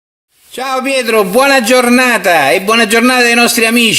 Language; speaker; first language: Italian; native; Italian